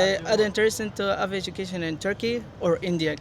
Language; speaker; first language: English; non-native, learner; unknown